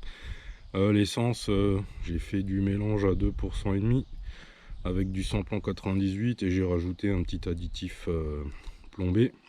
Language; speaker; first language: French; native; French